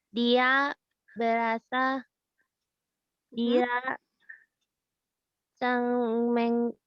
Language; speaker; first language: Indonesian; non-native, learner; Thai